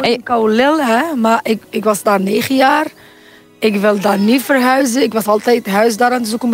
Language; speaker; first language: Dutch; non-native, learner; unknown